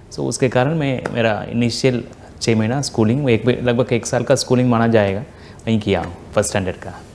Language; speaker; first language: Hindi; non-native, local second language; Tamil